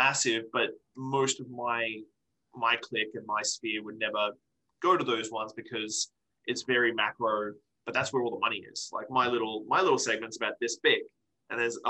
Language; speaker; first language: English; native; English